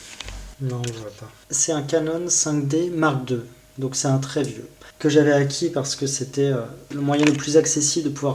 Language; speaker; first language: French; native; French